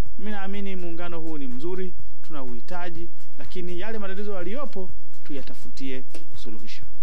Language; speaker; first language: Swahili; native; Swahili